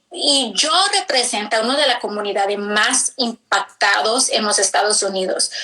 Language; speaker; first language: Spanish; early bilingual, heritage; English